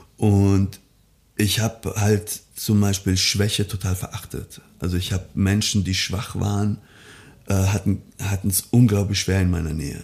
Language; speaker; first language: German; early bilingual, other home language; Persian